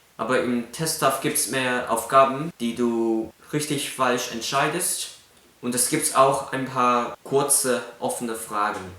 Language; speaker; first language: German; non-native, fluent; Cantonese